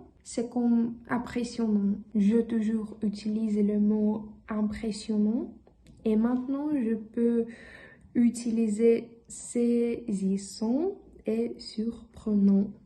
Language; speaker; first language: French; non-native, learner; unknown